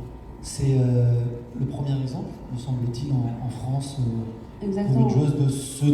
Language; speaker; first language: French; native; French